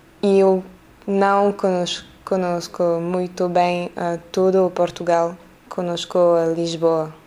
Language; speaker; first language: Portuguese; early bilingual, heritage; French